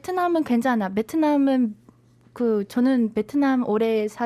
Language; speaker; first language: Korean; non-native, learner; Vietnamese